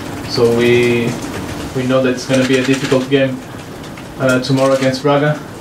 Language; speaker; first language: English; non-native, fluent; Portuguese